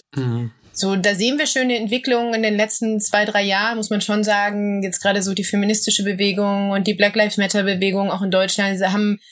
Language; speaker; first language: German; native; German